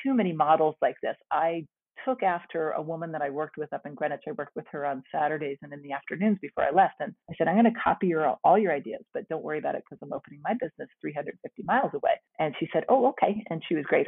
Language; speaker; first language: English; native; English